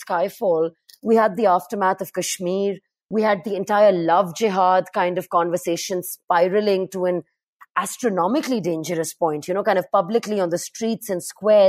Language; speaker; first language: English; non-native, local second language; Urdu